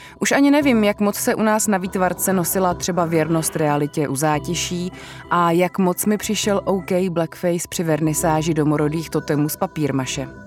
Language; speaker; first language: Czech; native; Czech